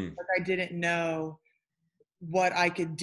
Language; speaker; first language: English; native; English